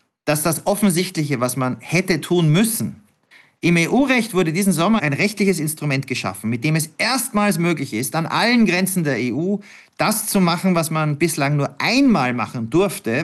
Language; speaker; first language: German; native; German